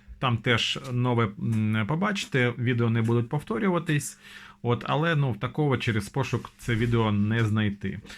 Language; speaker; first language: Ukrainian; non-native, local second language; Russian